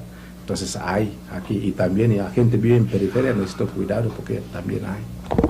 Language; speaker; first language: Spanish; non-native, learner; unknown